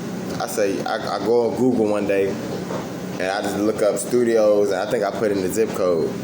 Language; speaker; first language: English; native; English